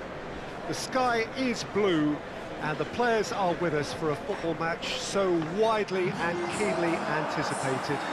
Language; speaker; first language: English; native; English